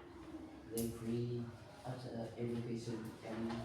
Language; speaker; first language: English; non-native, learner; Vietnamese